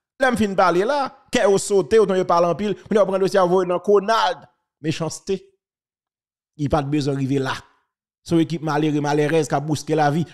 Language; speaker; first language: French; non-native, local second language; Haitian Creole